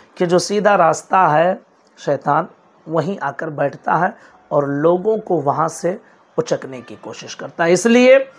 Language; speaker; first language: Urdu; native; Urdu